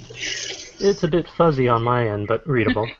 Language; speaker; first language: English; native; English